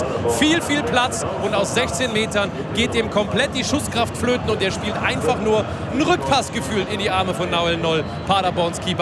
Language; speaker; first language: German; native; German